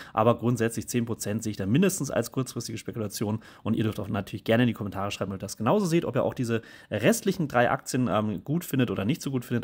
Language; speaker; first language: German; native; German